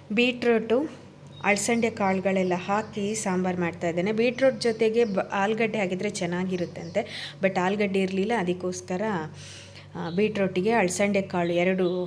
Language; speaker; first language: Kannada; non-native, local second language; Tulu